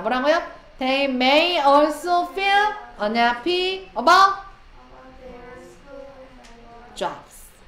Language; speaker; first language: English; non-native, fluent; Korean